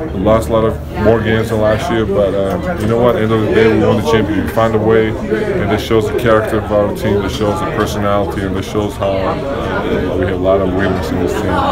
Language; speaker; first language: English; non-native, fluent; Georgian